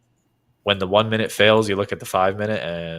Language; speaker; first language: English; native; English